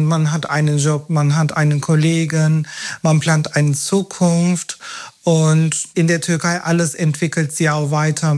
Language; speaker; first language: German; non-native, fluent; Turkish